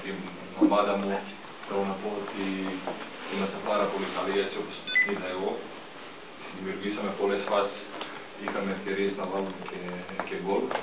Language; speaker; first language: Greek; non-native, fluent; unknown